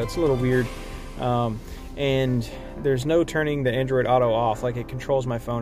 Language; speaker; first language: English; native; English